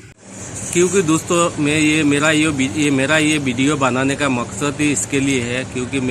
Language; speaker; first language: Hindi; non-native, local second language; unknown